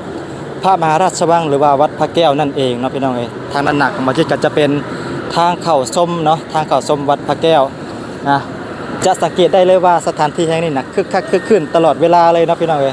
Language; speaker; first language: Thai; non-native, local second language; Northeastern Thai